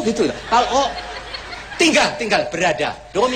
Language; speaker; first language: Indonesian; non-native, local second language; Javanese